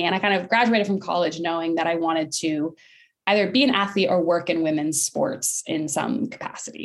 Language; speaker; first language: English; native; English